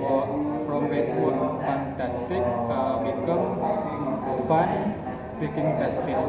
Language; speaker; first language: English; non-native, learner; Indonesian